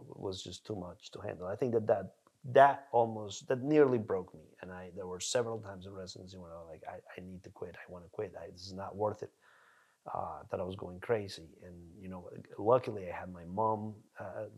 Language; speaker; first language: English; non-native, fluent; Spanish